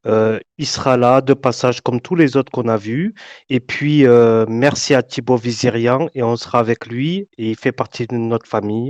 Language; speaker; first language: French; native; French